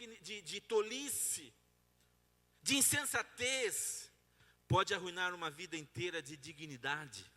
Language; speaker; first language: Portuguese; native; Portuguese